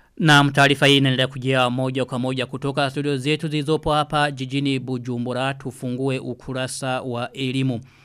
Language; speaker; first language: Swahili; non-native, local second language; Rundi